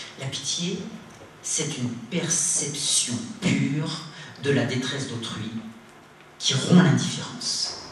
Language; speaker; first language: French; native; French